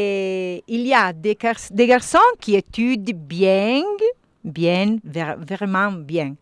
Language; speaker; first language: French; non-native, learner; Italian